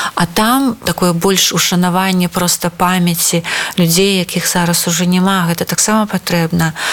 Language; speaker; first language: Belarusian; non-native, local second language; Russian